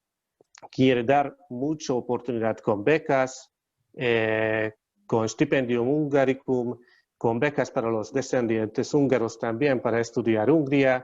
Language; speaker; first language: Spanish; non-native, learner; Hungarian